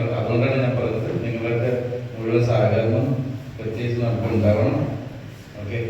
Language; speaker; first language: Malayalam; native; Malayalam